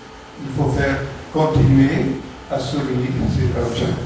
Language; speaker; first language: Spanish; non-native, learner; Italian